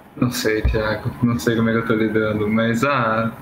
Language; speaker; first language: Portuguese; native; Portuguese